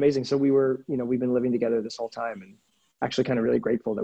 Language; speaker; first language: English; native; English